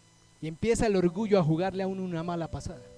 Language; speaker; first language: Spanish; native; Spanish